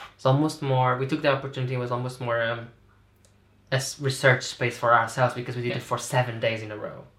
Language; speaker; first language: English; non-native, fluent; Portuguese